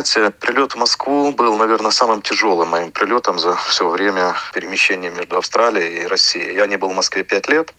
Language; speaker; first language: Russian; native; Russian